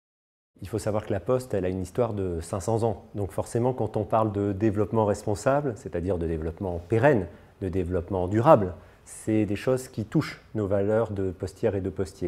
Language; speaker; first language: French; native; French